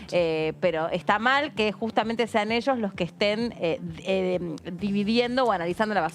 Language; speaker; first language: Spanish; native; Spanish